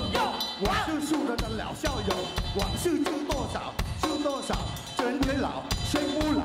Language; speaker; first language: Chinese; early bilingual, heritage; Chinese